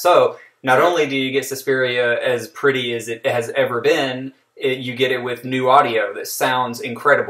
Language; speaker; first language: English; native; English